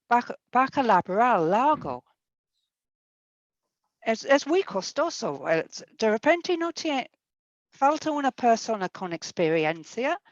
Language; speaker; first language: Spanish; non-native, fluent; English